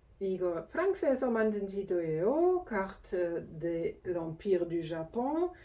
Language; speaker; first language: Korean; non-native, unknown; German